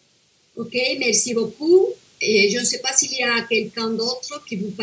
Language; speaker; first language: French; non-native, fluent; Spanish